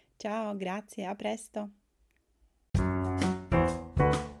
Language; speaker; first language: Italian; non-native, fluent; Slovak